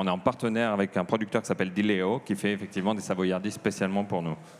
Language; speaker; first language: French; native; French